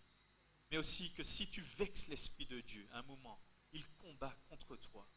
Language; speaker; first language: French; native; French